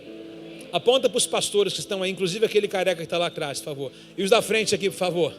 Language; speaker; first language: Portuguese; native; Portuguese